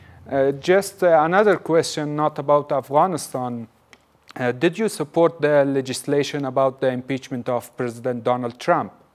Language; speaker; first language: English; non-native, fluent; Persian